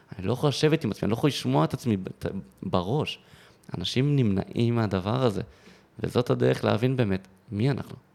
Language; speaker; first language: Hebrew; native; Hebrew